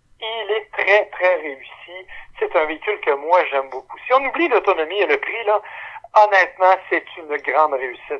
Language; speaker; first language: French; native; French